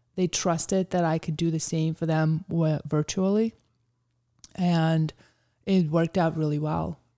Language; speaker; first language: English; early bilingual, other home language; Ukrainian